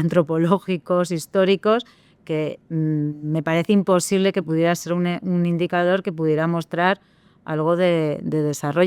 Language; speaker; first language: Spanish; native; Spanish